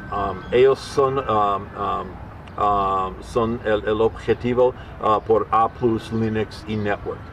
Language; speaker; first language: Spanish; non-native, learner; English